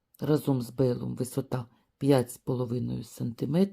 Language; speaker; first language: Ukrainian; native; Ukrainian